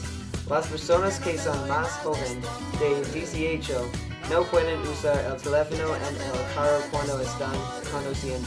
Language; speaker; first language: Spanish; non-native, learner; English